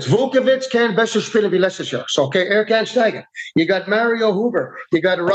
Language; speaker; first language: German; non-native, fluent; English